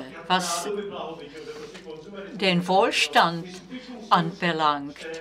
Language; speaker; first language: German; non-native, fluent; Czech